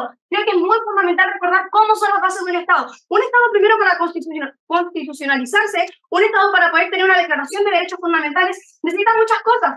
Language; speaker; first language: Spanish; native; Spanish